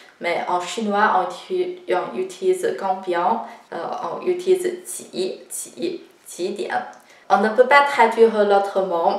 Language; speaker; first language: French; non-native, fluent; Chinese